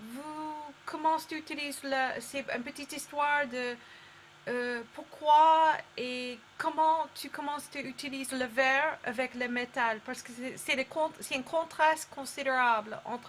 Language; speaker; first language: French; non-native, learner; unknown